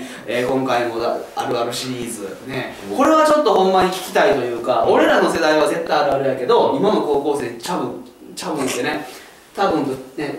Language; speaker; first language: Japanese; native; Japanese